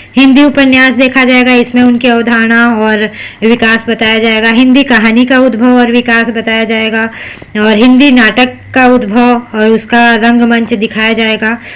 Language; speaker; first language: Hindi; native; Hindi